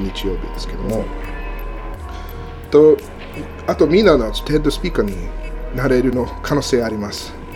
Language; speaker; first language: Japanese; non-native, learner; English